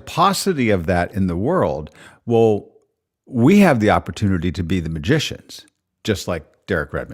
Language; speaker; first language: English; native; English